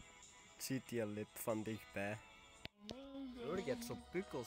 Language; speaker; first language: Dutch; native; Dutch